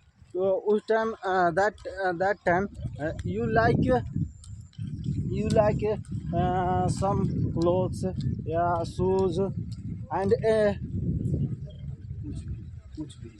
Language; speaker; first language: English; non-native, learner; Hindi